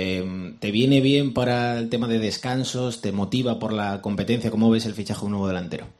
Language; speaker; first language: Spanish; native; Spanish